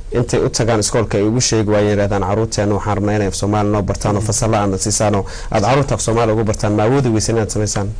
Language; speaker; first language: Somali; early bilingual, heritage; Somali